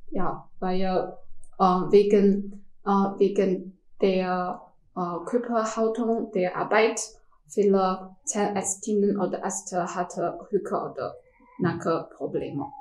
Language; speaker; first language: German; non-native, learner; Chinese